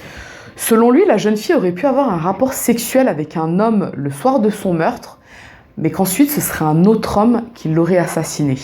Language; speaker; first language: French; native; French